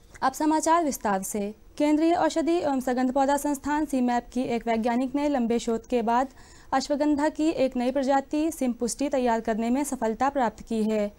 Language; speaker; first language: Hindi; native; Hindi